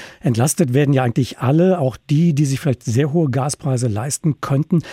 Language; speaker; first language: German; native; German